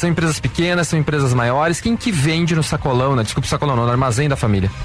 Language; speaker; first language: Portuguese; native; Portuguese